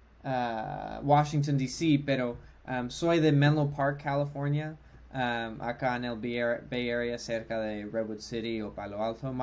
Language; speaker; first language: Spanish; non-native, fluent; English